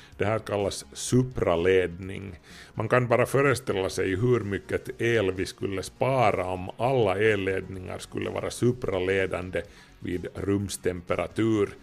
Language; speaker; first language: Swedish; native; Swedish